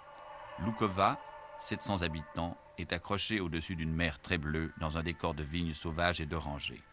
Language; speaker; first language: French; native; French